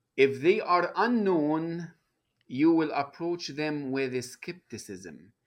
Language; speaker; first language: English; non-native, fluent; Arabic